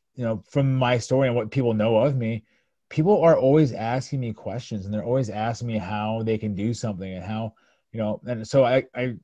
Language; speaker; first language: English; native; English